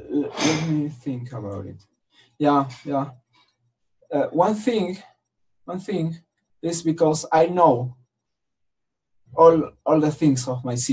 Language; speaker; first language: English; non-native, learner; Spanish